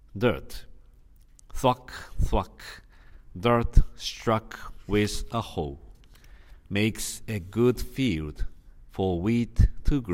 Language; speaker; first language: English; non-native, fluent; Japanese